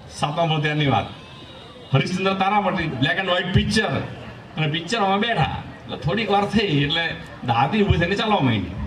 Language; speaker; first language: Gujarati; non-native, local second language; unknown